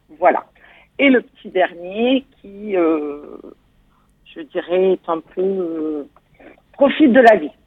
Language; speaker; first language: French; native; French